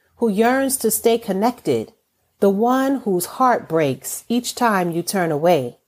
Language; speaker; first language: English; native; English